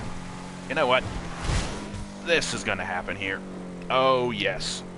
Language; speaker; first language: English; native; English